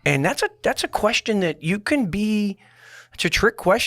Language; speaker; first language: English; native; English